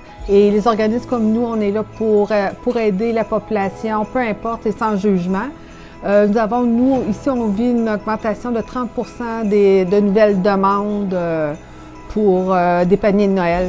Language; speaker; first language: French; native; French